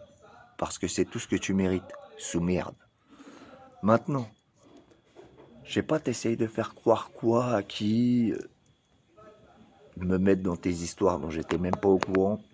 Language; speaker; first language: French; native; French